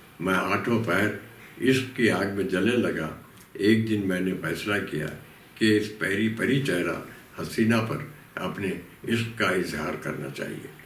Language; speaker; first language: Urdu; native; Urdu